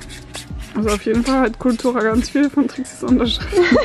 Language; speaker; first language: German; non-native, learner; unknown